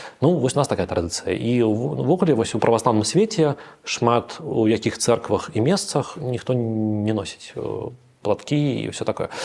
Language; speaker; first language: Belarusian; non-native, local second language; Russian